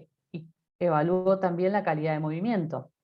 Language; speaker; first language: Spanish; native; Spanish